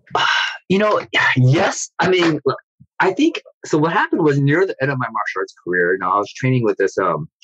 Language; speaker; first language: English; native; English